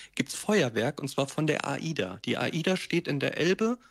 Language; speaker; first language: German; native; German